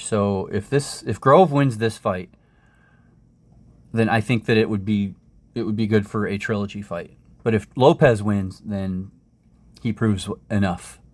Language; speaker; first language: English; native; English